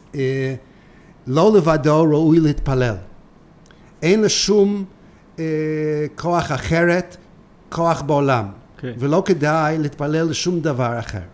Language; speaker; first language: Hebrew; non-native, fluent; English